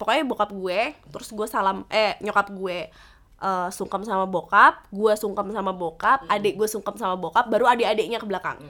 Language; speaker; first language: Indonesian; native; Indonesian